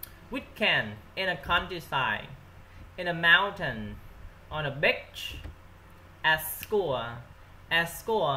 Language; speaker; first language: English; non-native, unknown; Vietnamese